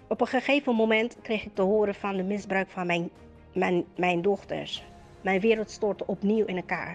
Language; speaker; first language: Dutch; native; Dutch